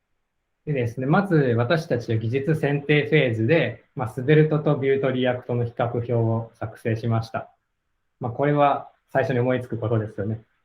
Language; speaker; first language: Japanese; native; Japanese